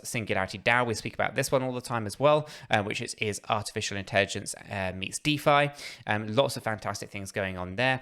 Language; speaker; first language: English; native; English